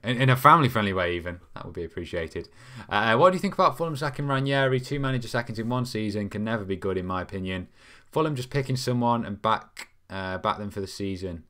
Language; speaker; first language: English; native; English